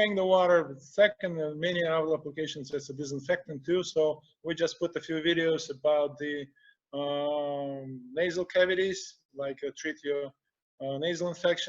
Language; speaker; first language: English; non-native, fluent; Russian